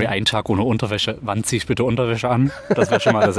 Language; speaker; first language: German; native; German